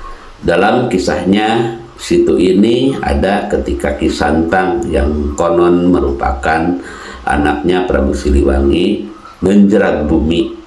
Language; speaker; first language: Indonesian; non-native, local second language; Sundanese